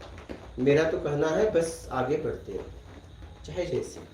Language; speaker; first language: Hindi; native; Hindi